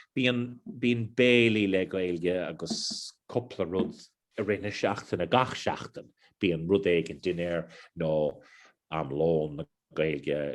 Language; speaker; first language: Irish; non-native, local second language; English